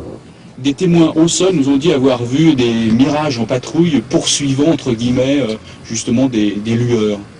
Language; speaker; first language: French; native; French